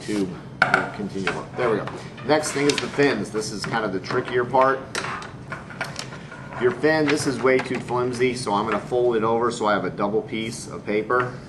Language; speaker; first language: English; native; English